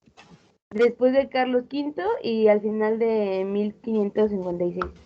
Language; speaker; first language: Spanish; native; Spanish